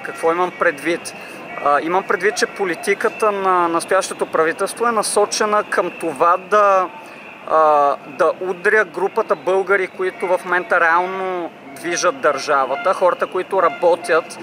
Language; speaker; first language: Bulgarian; native; Bulgarian